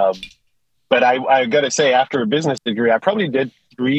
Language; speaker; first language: English; non-native, fluent; Spanish